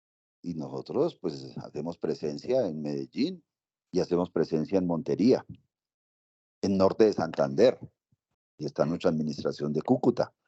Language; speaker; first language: Spanish; native; Spanish